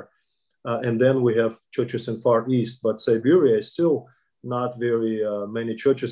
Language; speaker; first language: English; non-native, fluent; Kazakh